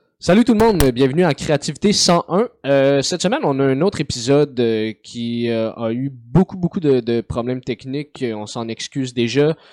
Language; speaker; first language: French; native; French